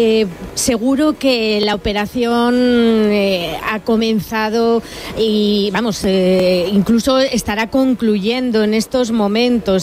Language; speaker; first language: Spanish; native; Spanish